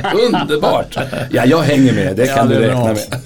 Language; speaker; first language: Swedish; native; Swedish